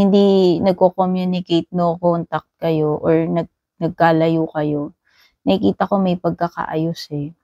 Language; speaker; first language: Filipino; native; Filipino